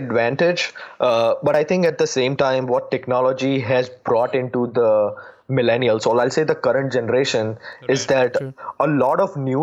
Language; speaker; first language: English; non-native, local second language; Gujarati